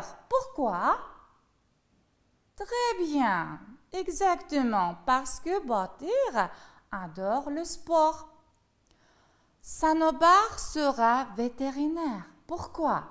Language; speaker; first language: French; non-native, fluent; Uzbek